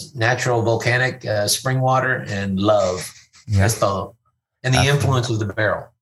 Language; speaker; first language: English; native; English